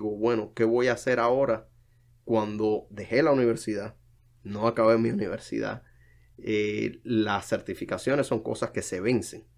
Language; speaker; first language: Spanish; native; Spanish